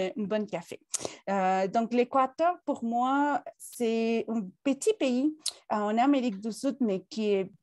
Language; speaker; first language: French; non-native, fluent; Spanish